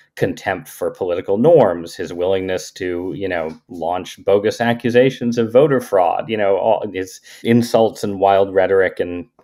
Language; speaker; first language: English; native; English